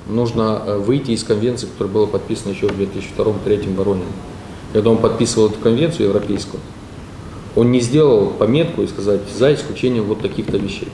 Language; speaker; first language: Russian; non-native, local second language; Romanian